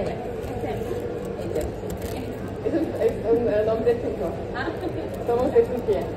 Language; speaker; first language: Spanish; non-native, learner; Turkish